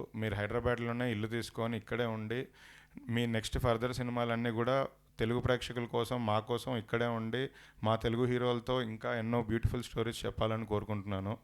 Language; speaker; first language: Telugu; native; Telugu